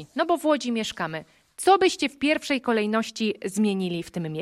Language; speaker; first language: Polish; native; Polish